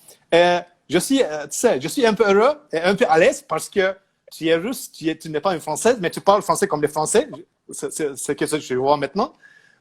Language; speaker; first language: French; non-native, learner; Turkish